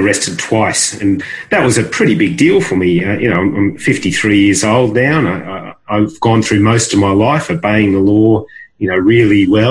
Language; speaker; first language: English; native; English